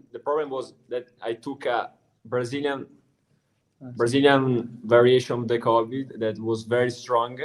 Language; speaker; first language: English; non-native, learner; Italian